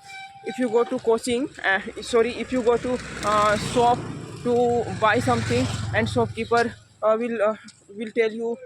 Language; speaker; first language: English; non-native, learner; Hindi